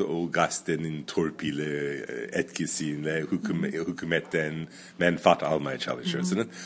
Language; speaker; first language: Turkish; non-native, fluent; English